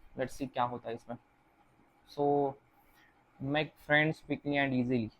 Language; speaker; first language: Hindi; non-native, local second language; Marathi